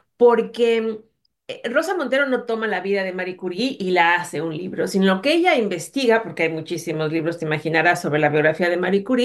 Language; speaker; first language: Spanish; native; Spanish